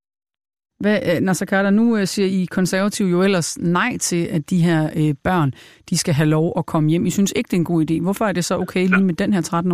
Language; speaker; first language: Danish; native; Danish